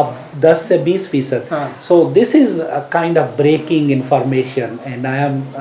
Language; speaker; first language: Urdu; native; Urdu